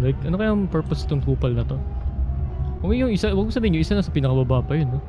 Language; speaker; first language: Filipino; native; Filipino